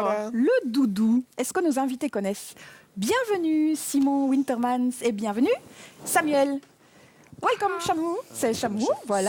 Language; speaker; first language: French; native; French